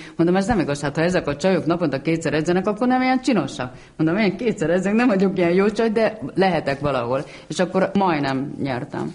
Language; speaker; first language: Hungarian; native; Hungarian